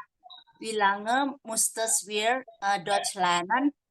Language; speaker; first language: German; non-native, learner; Indonesian